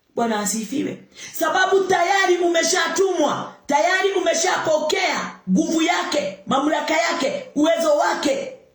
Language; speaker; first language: Swahili; non-native, local second language; Kikuyu